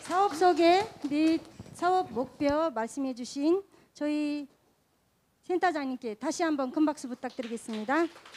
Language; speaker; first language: Korean; non-native, fluent; Kazakh